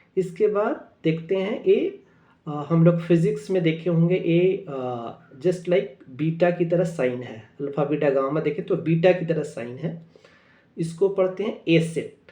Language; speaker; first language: Hindi; native; Hindi